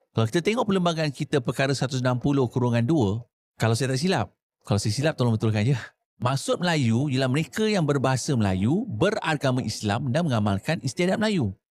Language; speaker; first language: Malay; native; Malay